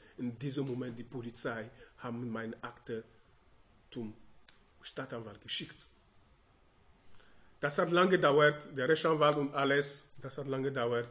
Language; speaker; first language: German; non-native, learner; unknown